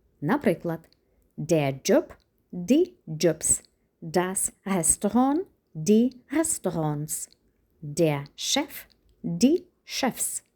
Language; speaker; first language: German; non-native, fluent; Ukrainian